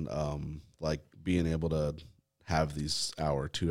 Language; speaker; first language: English; native; English